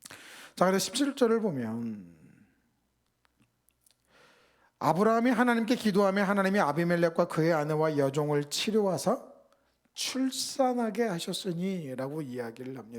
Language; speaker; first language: Korean; native; Korean